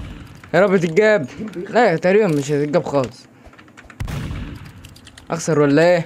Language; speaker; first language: Arabic; native; Arabic